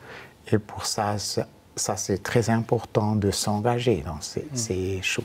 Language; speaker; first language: French; non-native, fluent; German